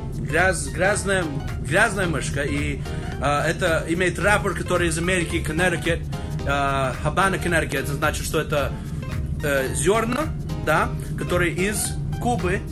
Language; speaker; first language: Russian; early bilingual, heritage; Russian